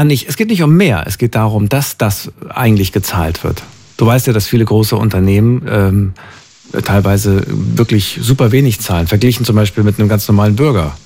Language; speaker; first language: German; native; German